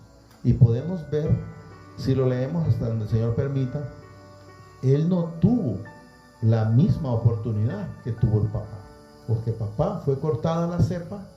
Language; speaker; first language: Spanish; native; Spanish